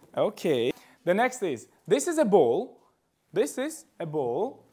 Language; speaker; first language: English; non-native, fluent; Uzbek